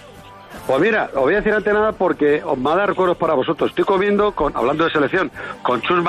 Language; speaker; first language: Spanish; native; Spanish